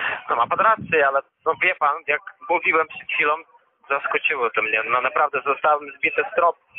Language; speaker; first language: Polish; non-native, learner; Ukrainian